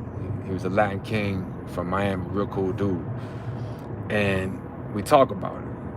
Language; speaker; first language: English; native; English